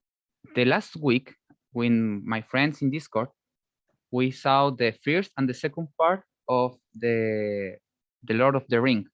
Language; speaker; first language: English; non-native, learner; Spanish